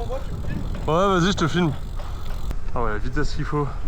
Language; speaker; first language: French; native; French